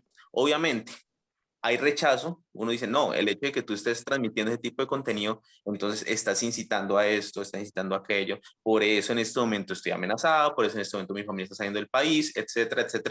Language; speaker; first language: Spanish; native; Spanish